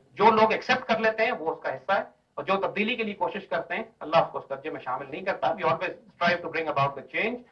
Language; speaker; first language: Urdu; native; Urdu